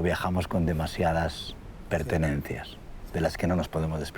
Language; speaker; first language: Spanish; native; Spanish